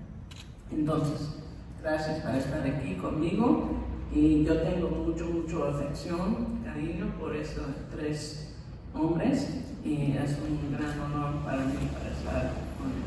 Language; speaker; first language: Spanish; non-native, fluent; English